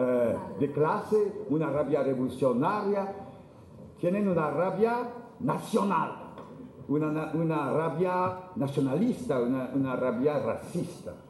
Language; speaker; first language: Spanish; non-native, fluent; French